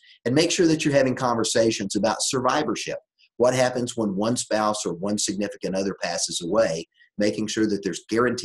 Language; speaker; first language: English; native; English